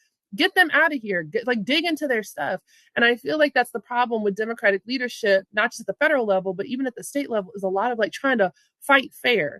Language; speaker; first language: English; native; English